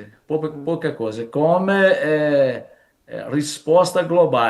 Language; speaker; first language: Italian; non-native, fluent; Portuguese